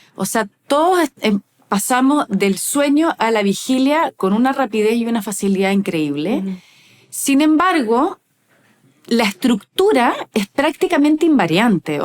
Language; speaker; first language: Spanish; native; Spanish